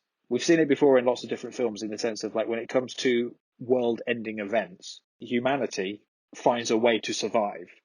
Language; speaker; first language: English; native; English